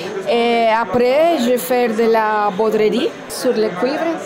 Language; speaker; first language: French; non-native, learner; Spanish